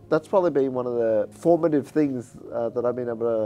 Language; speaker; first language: English; native; English